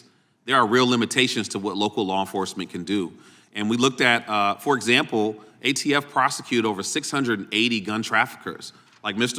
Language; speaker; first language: English; native; English